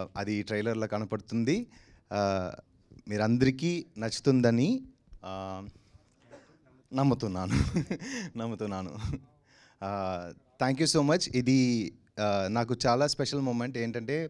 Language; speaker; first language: Telugu; non-native, learner; Tamil